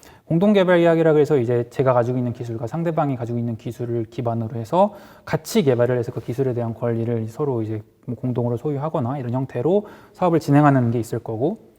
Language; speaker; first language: Korean; native; Korean